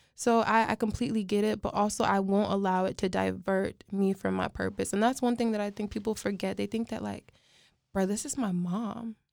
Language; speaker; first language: English; native; English